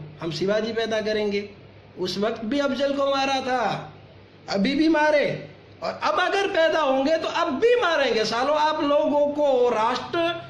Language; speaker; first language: Hindi; non-native, local second language; Gujarati